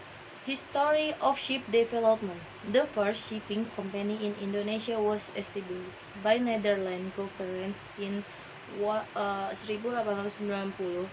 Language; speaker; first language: English; non-native, learner; Indonesian